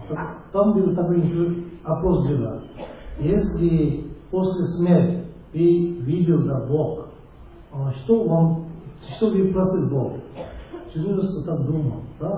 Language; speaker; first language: Russian; non-native, learner; Tibetan